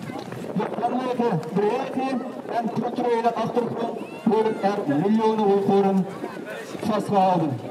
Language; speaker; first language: Dutch; non-native, fluent; Uyghur